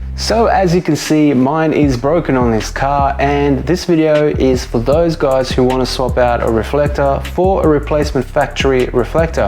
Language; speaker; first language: English; native; English